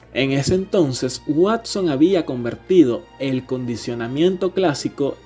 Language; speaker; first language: Spanish; native; Spanish